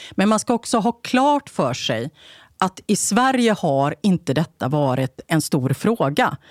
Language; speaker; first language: Swedish; native; Swedish